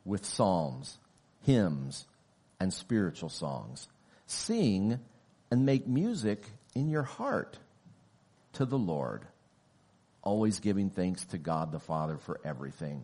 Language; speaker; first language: English; native; English